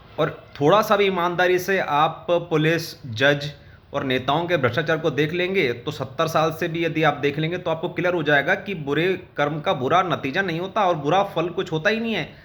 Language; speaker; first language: Hindi; native; Hindi